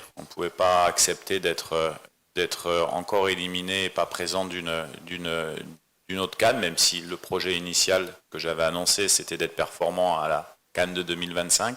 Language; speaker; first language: French; native; French